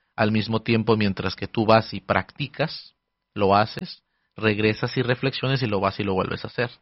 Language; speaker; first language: Spanish; early bilingual, heritage; Spanish